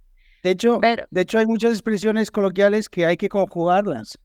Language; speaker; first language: Spanish; native; Spanish